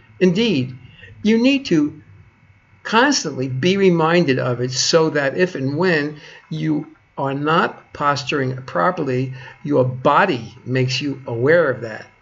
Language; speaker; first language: English; native; English